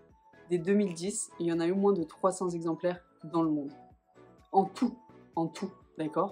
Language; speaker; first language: French; native; French